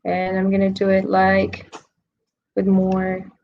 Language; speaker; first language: English; non-native, fluent; Spanish